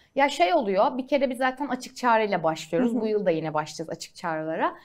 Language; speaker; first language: Turkish; native; Turkish